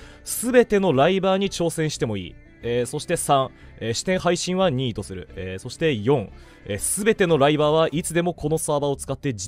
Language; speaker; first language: Japanese; native; Japanese